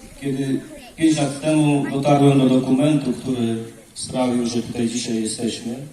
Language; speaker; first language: Polish; native; Polish